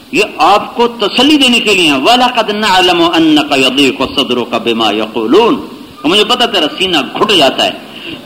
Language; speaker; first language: Urdu; non-native, local second language; Punjabi